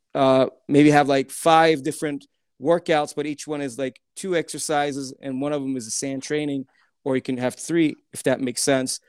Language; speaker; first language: English; early bilingual, other home language; Turkish